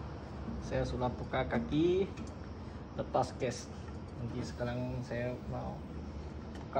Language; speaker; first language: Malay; non-native, local second language; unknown